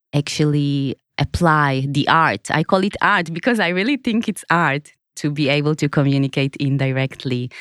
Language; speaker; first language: English; non-native, fluent; Hebrew